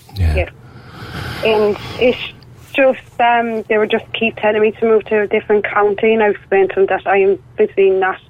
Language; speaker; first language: English; native; English